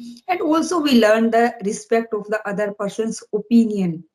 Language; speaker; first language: English; non-native, learner; Hindi